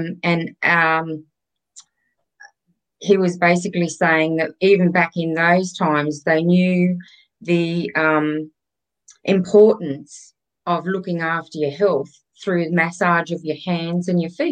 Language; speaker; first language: English; native; English